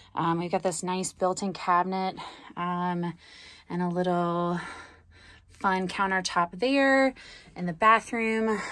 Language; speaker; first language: English; native; English